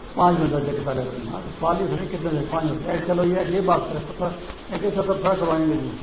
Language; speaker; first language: Urdu; non-native, local second language; Pashto